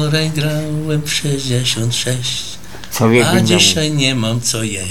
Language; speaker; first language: Polish; early bilingual, heritage; Polish